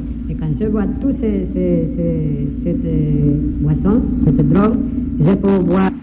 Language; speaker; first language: French; non-native, learner; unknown